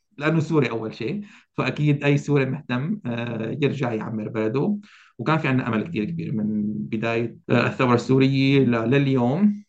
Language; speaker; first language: Arabic; native; Arabic